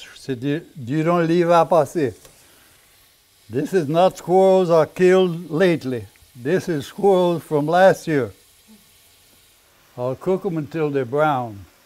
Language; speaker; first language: English; early bilingual, other home language; French